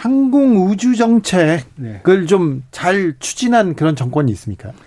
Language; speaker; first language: Korean; native; Korean